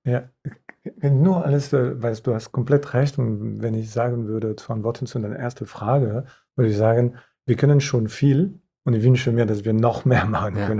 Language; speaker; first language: German; non-native, fluent; French